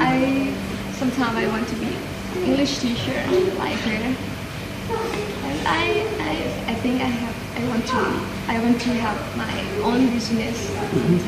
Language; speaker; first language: English; non-native, learner; Thai